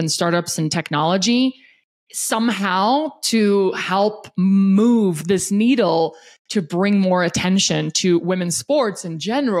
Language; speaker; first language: English; non-native, local second language; Afrikaans